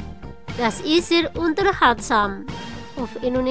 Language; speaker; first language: German; non-native, learner; Indonesian